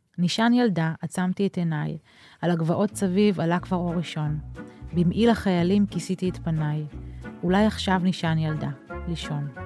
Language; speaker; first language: Hebrew; native; Hebrew